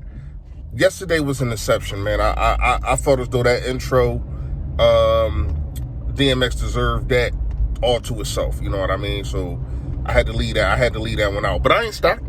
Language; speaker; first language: English; native; English